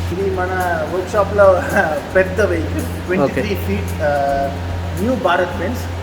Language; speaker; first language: Telugu; non-native, learner; Tamil